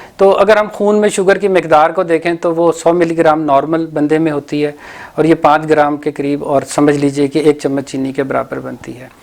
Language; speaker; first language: Urdu; non-native, local second language; Punjabi